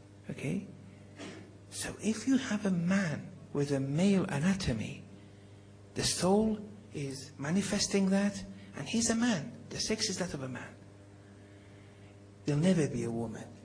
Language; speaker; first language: English; native; English